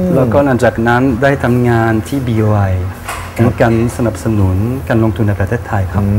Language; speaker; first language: Thai; non-native, fluent; French